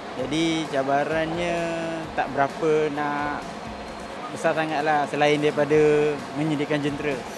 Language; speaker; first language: Malay; native; Malay